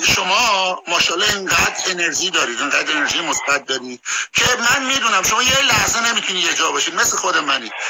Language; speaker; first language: Persian; native; Persian